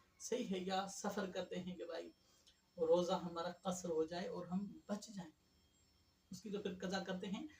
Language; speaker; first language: Urdu; non-native, local second language; Sindhi